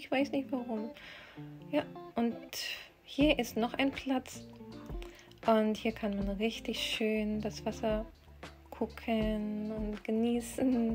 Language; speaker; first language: German; non-native, fluent; Urdu